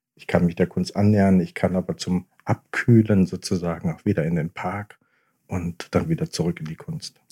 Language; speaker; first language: German; native; German